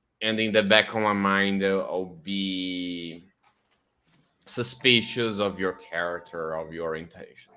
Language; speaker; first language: English; non-native, fluent; Portuguese